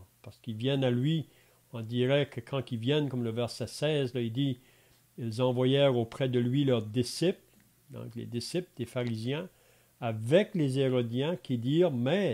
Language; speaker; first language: French; native; French